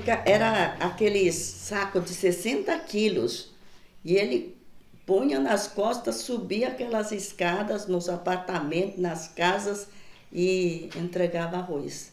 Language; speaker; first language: Portuguese; early bilingual, other home language; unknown